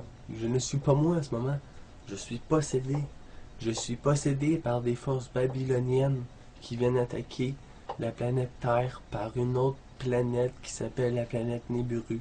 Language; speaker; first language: French; native; French